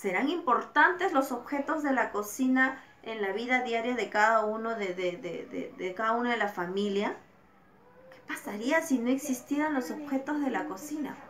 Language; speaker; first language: Spanish; native; Spanish